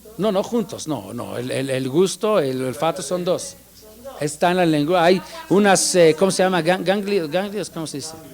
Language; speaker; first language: Spanish; non-native, fluent; Hebrew